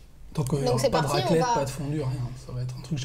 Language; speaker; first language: French; native; French